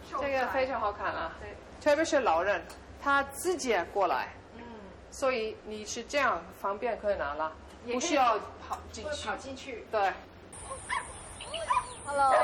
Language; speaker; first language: Chinese; non-native, learner; German